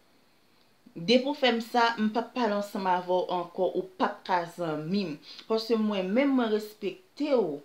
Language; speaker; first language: French; non-native, learner; Haitian Creole